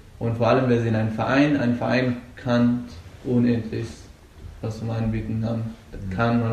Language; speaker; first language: German; non-native, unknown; Persian